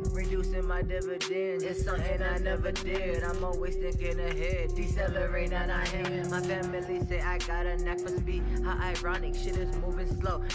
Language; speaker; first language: English; native; English